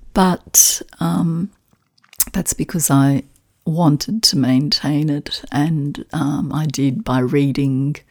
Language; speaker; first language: English; non-native, fluent; Macedonian